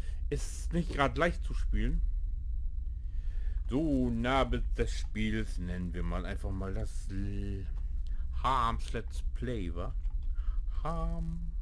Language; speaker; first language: German; native; German